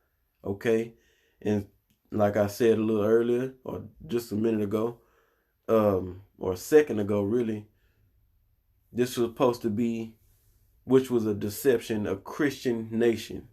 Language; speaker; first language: English; native; English